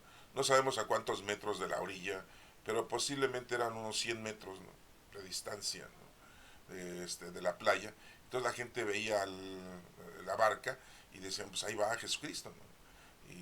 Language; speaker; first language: Spanish; native; Spanish